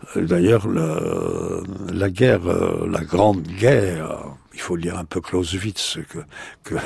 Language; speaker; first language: French; native; French